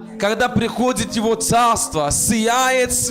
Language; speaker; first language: Russian; non-native, fluent; French